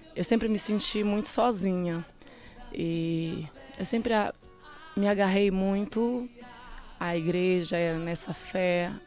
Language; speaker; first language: Portuguese; native; Portuguese